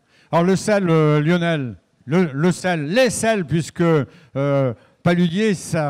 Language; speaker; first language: French; native; French